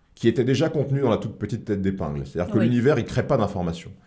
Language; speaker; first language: French; native; French